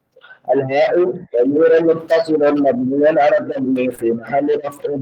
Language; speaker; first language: Arabic; non-native, learner; Indonesian